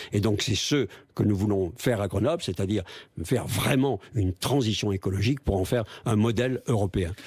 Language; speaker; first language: French; native; French